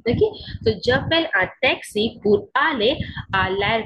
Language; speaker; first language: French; non-native, learner; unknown